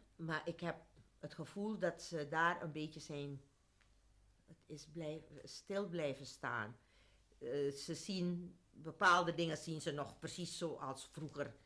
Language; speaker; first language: Dutch; native; Dutch